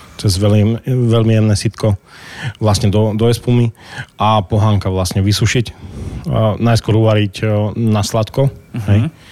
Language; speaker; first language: Slovak; native; Slovak